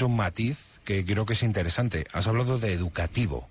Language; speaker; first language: Spanish; native; Spanish